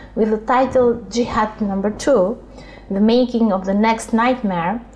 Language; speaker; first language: English; non-native, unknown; Albanian